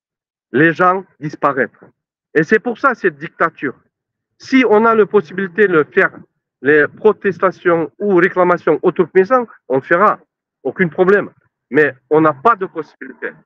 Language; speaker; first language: French; non-native, learner; Turkmen